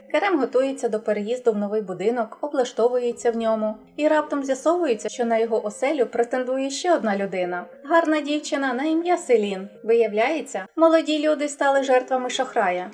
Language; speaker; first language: Ukrainian; native; Ukrainian